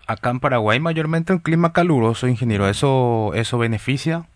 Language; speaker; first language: Spanish; native; Spanish